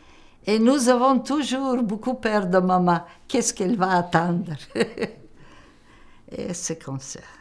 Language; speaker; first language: French; non-native, local second language; Macedonian